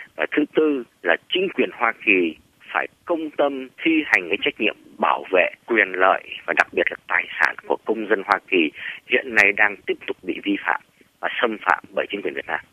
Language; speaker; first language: Vietnamese; native; Vietnamese